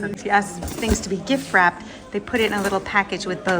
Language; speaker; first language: English; native; English